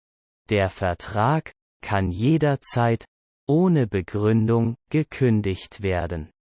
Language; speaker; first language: German; non-native, learner; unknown